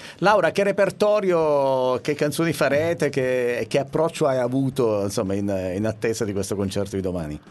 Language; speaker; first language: Italian; native; Italian